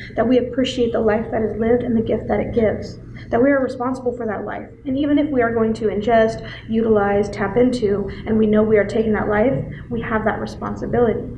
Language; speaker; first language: English; native; English